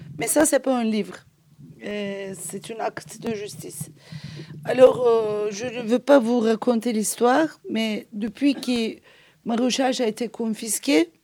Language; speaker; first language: French; non-native, fluent; Turkish